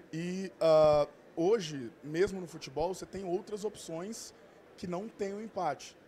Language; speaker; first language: Portuguese; native; Portuguese